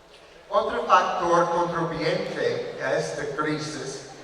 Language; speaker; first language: Spanish; non-native, learner; English